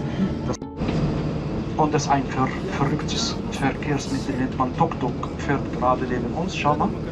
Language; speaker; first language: German; non-native, fluent; Arabic